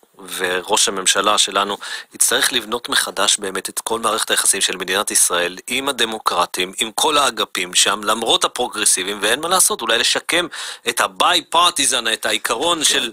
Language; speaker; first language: Hebrew; native; Hebrew